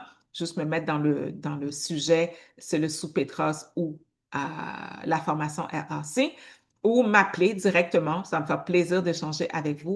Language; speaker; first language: French; native; French